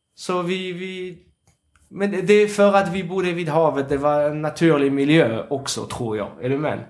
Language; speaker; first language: Swedish; non-native, fluent; French